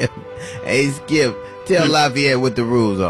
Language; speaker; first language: English; native; English